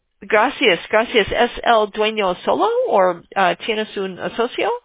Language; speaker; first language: Spanish; non-native, learner; English